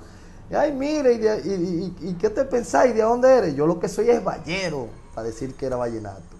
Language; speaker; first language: Spanish; native; Spanish